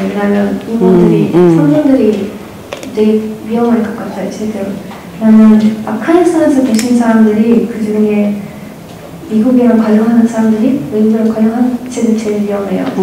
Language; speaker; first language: Korean; non-native, fluent; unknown